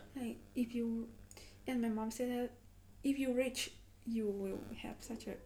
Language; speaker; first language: English; non-native, learner; Vietnamese